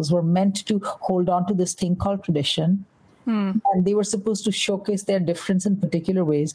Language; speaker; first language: English; non-native, local second language; Bangla